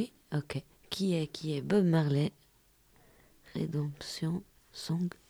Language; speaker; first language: French; native; French